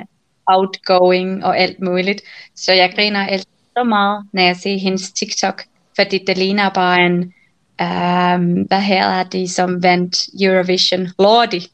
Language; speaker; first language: Danish; non-native, fluent; Finnish